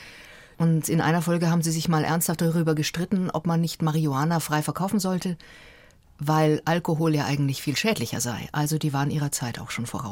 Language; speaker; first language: German; native; German